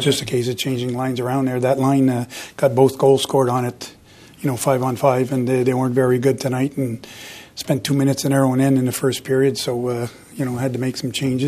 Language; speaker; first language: English; non-native, fluent; French